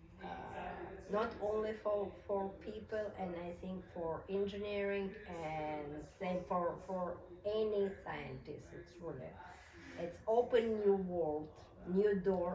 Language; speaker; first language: English; non-native, learner; Russian